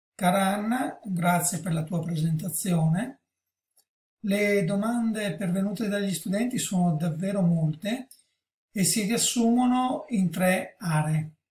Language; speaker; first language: Italian; native; Italian